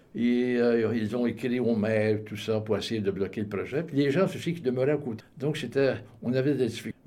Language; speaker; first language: French; native; French